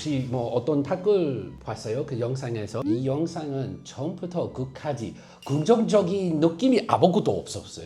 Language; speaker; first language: Korean; non-native, fluent; English